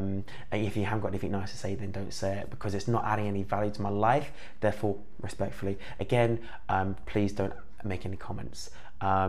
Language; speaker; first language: English; native; English